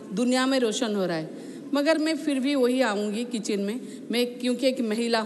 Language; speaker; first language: Hindi; non-native, local second language; Odia